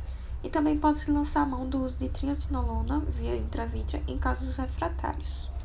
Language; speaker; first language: Portuguese; native; Portuguese